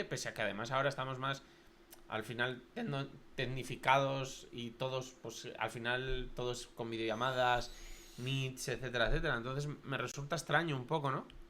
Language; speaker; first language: Spanish; native; Spanish